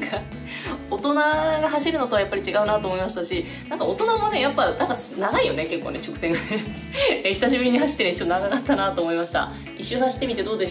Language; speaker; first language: Japanese; native; Japanese